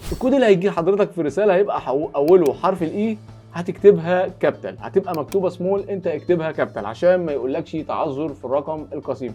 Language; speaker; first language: Arabic; native; Arabic